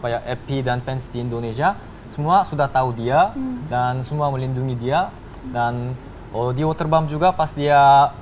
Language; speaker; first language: Indonesian; early bilingual, heritage; Indonesian